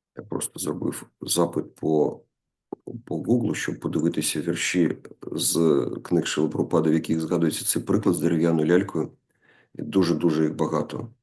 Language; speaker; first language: Ukrainian; non-native, local second language; Russian